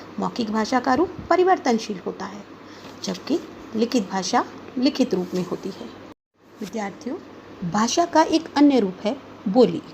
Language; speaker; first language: Hindi; native; Hindi